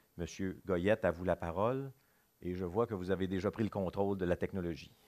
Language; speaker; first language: French; native; French